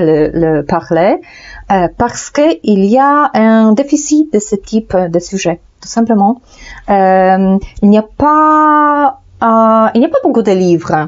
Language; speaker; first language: French; non-native, fluent; Polish